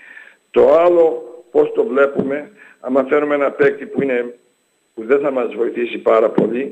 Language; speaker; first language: Greek; early bilingual, heritage; English